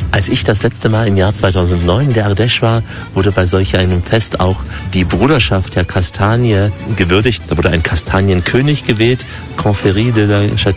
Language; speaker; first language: German; native; German